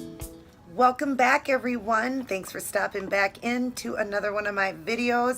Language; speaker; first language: English; native; English